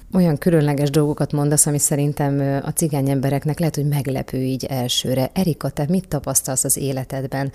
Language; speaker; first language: Hungarian; native; Hungarian